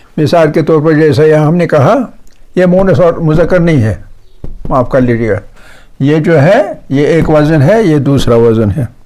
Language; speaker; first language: Urdu; native; Urdu